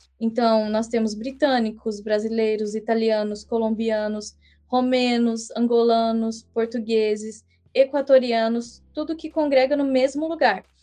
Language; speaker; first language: Portuguese; early bilingual, heritage; English